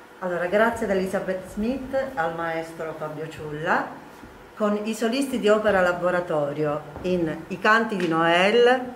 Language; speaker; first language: Italian; native; Italian